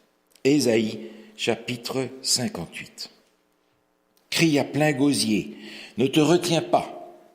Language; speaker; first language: French; native; French